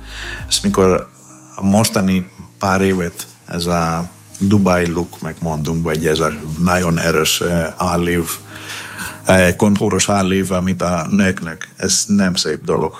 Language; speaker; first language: Hungarian; non-native, fluent; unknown